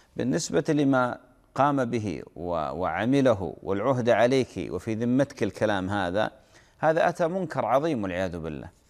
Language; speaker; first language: Arabic; native; Arabic